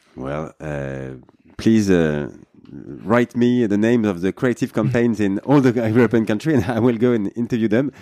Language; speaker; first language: English; non-native, fluent; French